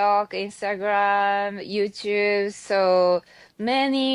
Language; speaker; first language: English; non-native, learner; Japanese